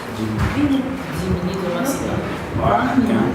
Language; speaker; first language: French; non-native, fluent; Spanish